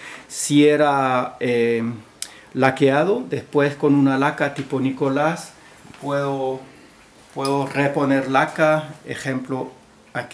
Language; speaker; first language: Spanish; non-native, fluent; French